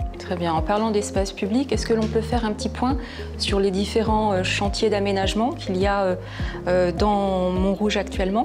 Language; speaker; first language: French; native; French